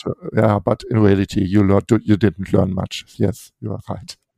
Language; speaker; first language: English; non-native, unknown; German